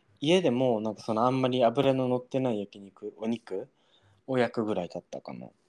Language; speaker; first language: Japanese; early bilingual, heritage; Japanese